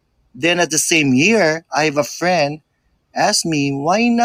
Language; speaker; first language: English; non-native, local second language; Filipino